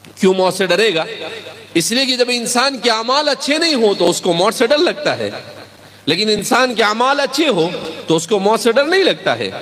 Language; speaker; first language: Urdu; non-native, local second language; Gujarati